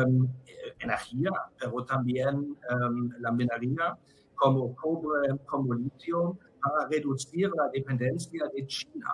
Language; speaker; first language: Spanish; non-native, fluent; German